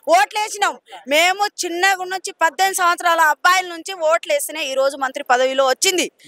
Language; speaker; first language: Telugu; non-native, local second language; Lambadi